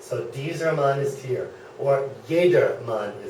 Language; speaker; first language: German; non-native, fluent; English